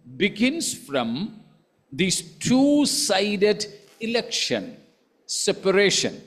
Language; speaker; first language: English; non-native, local second language; Hindi